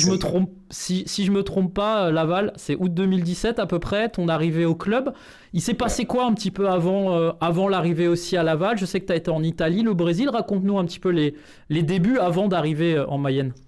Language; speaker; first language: French; native; French